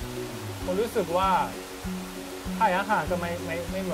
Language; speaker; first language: Thai; non-native, fluent; Japanese